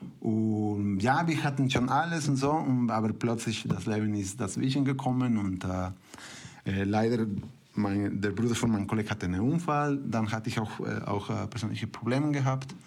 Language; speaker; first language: German; non-native, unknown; Spanish